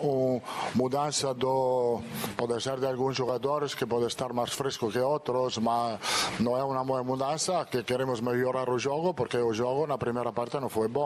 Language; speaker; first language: Portuguese; non-native, fluent; Italian